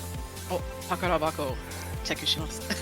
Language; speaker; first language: Japanese; non-native, fluent; English